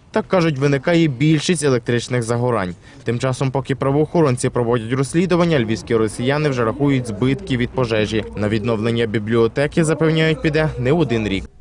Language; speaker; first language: Ukrainian; native; Ukrainian